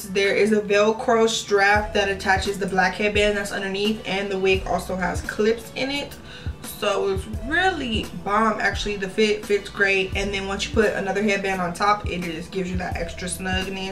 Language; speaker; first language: English; native; English